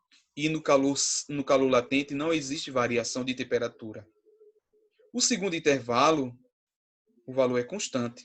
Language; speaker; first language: Portuguese; native; Portuguese